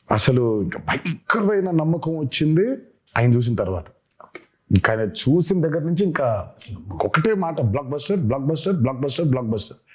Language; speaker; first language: Telugu; native; Telugu